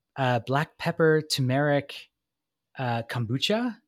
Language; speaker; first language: English; native; English